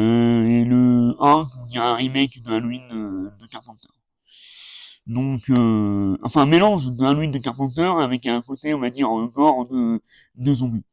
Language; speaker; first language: French; native; French